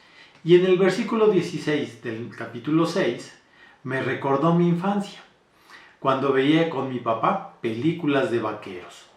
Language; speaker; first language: Spanish; native; Spanish